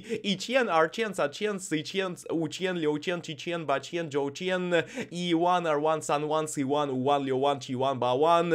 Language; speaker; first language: Chinese; non-native, learner; Russian